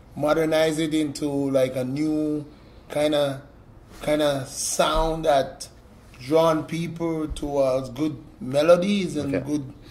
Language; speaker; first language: English; native; English